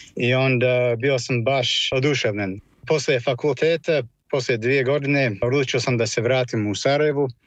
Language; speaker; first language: Croatian; non-native, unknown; English